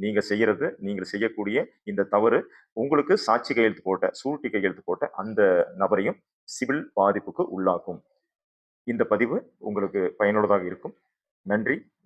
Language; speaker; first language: Tamil; native; Tamil